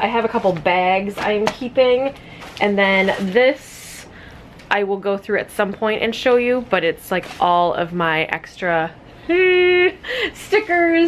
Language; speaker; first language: English; native; English